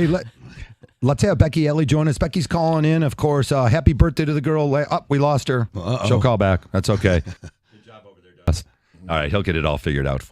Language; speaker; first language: English; native; English